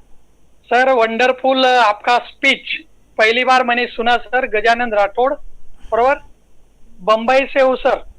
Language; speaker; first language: Hindi; non-native, local second language; Marathi